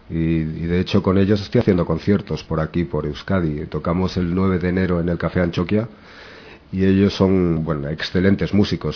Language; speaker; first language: Spanish; native; Spanish